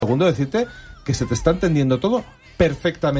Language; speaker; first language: Spanish; native; Spanish